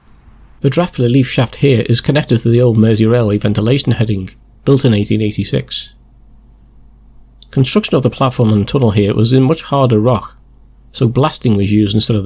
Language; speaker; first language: English; native; English